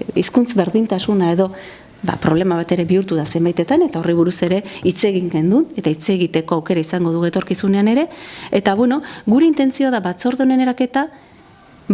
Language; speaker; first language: Basque; native; Basque